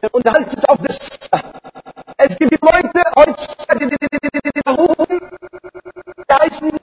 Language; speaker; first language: German; non-native, fluent; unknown